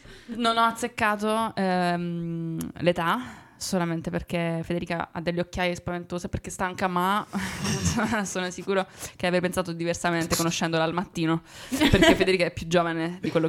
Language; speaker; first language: Italian; native; Italian